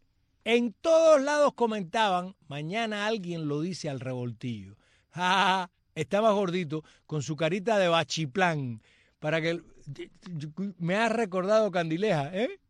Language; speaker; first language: Spanish; native; Spanish